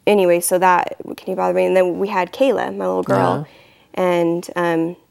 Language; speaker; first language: English; native; English